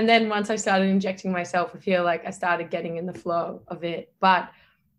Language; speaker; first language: English; native; English